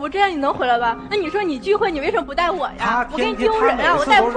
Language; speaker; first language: Chinese; native; Chinese